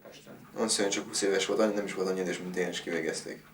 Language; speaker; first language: Hungarian; native; Hungarian